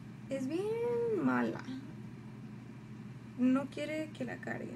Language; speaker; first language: Spanish; early bilingual, heritage; Spanish